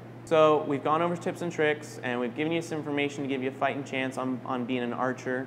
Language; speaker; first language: English; native; English